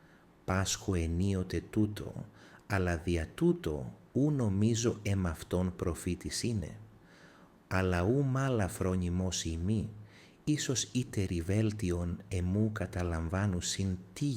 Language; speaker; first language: Greek; non-native, learner; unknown